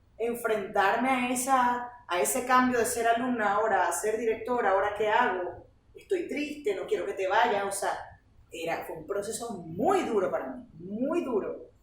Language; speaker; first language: Spanish; native; Spanish